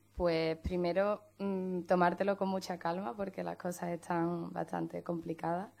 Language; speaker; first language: Spanish; native; Spanish